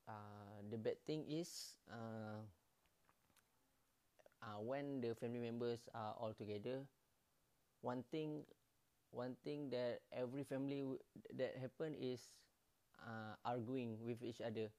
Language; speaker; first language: English; non-native, learner; Malay